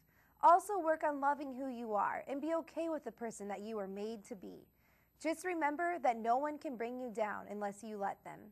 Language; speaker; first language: English; native; English